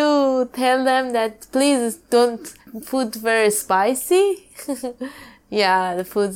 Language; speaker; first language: English; non-native, learner; Persian